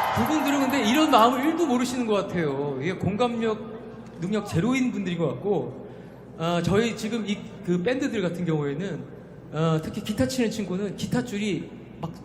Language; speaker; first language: Korean; native; Korean